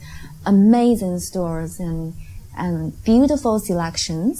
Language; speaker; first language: English; non-native, fluent; Chinese